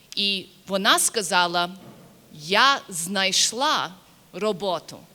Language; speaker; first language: Ukrainian; early bilingual, heritage; Ukrainian